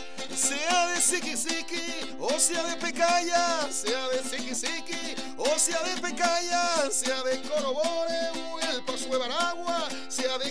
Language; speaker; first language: Spanish; native; Spanish